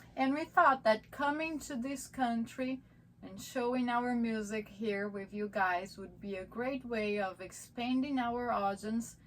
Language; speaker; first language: English; non-native, fluent; Portuguese